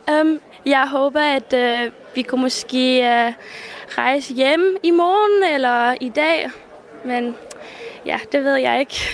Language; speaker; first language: Danish; early bilingual, heritage; English